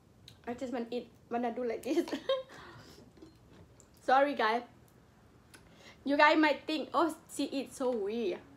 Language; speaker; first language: English; non-native, local second language; Lao